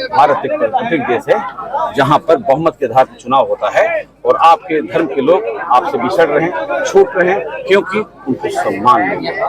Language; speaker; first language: Hindi; native; Hindi